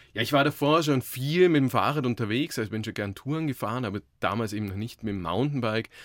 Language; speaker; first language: German; native; German